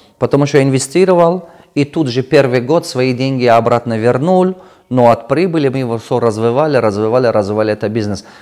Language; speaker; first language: Russian; non-native, local second language; Tajik